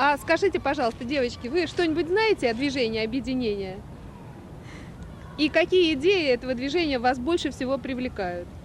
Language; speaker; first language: Russian; native; Russian